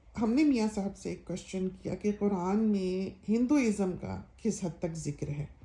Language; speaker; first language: Urdu; native; Urdu